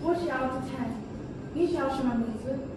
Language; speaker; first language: Chinese; non-native, learner; English